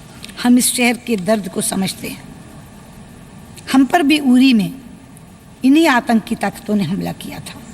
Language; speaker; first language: Hindi; native; Hindi